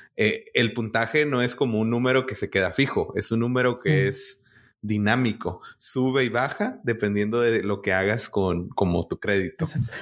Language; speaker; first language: Spanish; native; Spanish